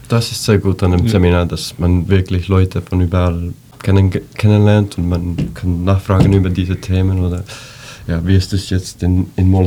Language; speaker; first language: German; non-native, fluent; Estonian